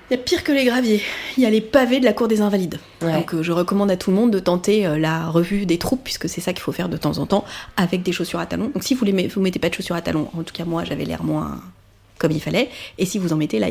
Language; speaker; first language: French; native; French